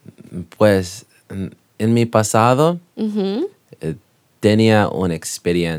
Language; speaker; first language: Spanish; non-native, learner; English